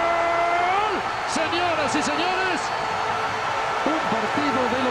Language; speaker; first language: Spanish; native; Spanish